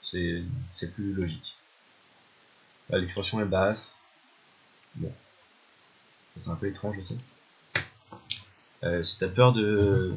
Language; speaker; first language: French; native; French